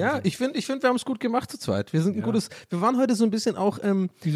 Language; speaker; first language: German; native; German